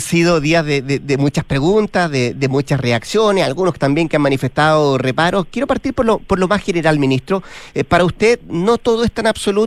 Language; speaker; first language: Spanish; native; Spanish